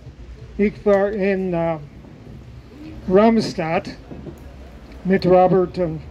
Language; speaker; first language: German; non-native, learner; English